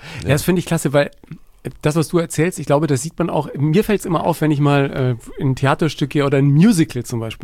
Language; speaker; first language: German; native; German